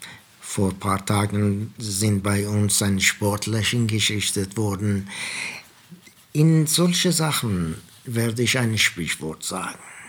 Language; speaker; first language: German; non-native, fluent; Persian